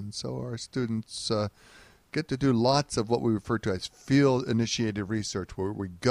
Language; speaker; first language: English; native; English